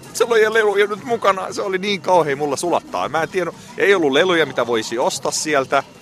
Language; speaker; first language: Finnish; non-native, fluent; Arabic